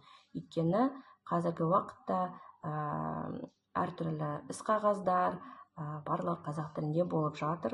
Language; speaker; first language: Kazakh; non-native, local second language; Russian